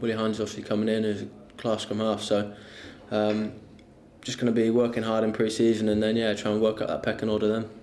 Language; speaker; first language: English; native; English